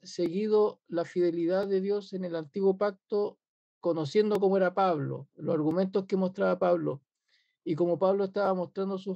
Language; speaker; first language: Spanish; native; Spanish